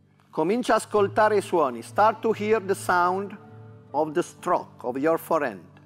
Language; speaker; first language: English; non-native, fluent; Italian